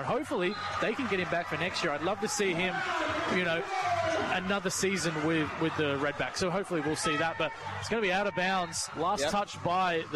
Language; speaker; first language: English; native; English